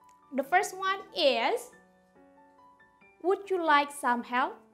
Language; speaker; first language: English; non-native, fluent; Indonesian